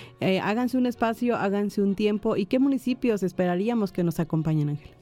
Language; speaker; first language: Spanish; native; Spanish